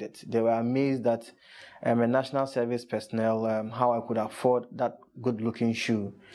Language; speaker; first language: English; non-native, local second language; Akan